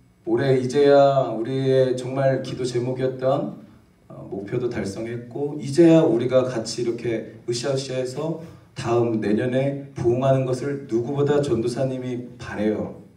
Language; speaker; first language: Korean; native; Korean